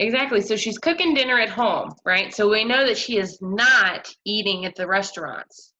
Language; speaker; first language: English; native; English